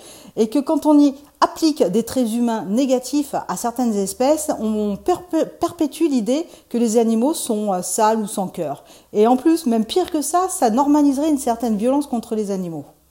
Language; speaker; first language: French; native; French